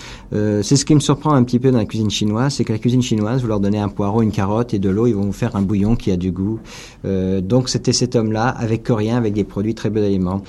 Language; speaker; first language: French; native; French